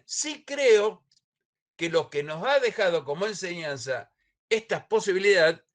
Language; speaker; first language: Spanish; native; Spanish